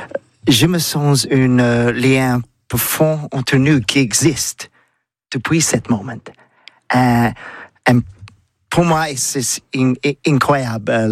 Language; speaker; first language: French; non-native, learner; English